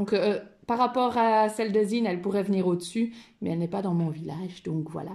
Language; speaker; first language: French; native; French